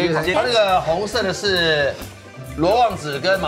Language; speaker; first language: Chinese; native; Chinese